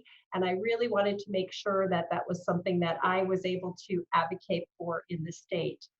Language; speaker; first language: English; native; English